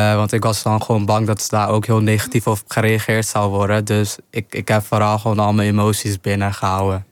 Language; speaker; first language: Dutch; early bilingual, other home language; Somali